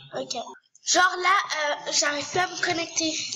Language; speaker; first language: French; native; French